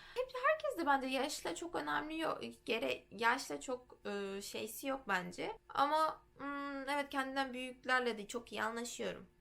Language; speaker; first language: Turkish; early bilingual, heritage; Turkish